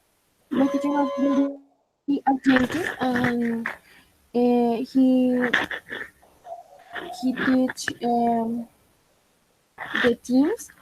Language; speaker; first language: English; non-native, learner; Spanish